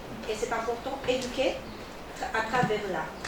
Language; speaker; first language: French; non-native, learner; Spanish